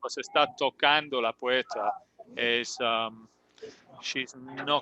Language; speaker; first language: Spanish; non-native, learner; English